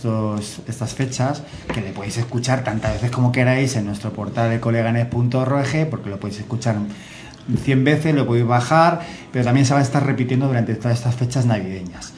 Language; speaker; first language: Spanish; native; Spanish